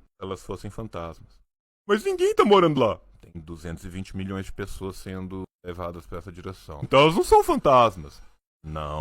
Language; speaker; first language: Portuguese; native; Portuguese